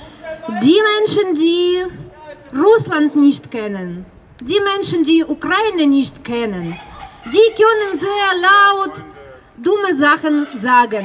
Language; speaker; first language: German; non-native, fluent; Russian